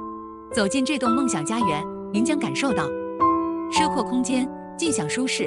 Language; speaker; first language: Chinese; native; Chinese